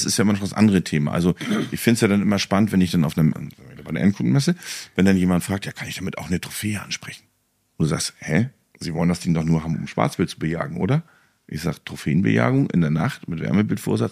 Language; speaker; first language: German; native; German